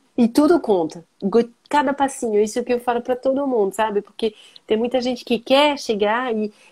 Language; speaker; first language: Portuguese; non-native, fluent; French